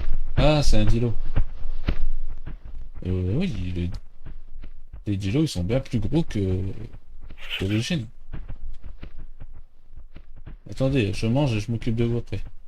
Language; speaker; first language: French; native; French